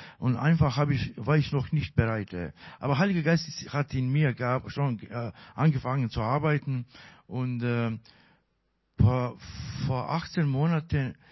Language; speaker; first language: German; non-native, learner; Croatian